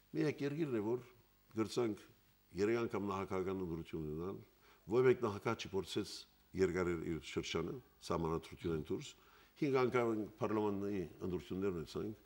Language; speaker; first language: Armenian; early bilingual, heritage; Armenian